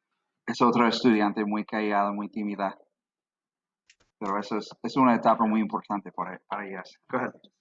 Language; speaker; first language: Spanish; non-native, fluent; English